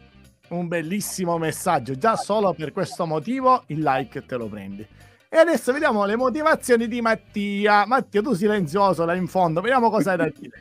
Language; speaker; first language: Italian; native; Italian